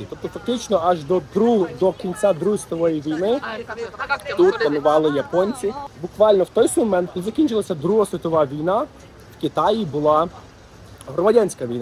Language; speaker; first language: Ukrainian; native; Ukrainian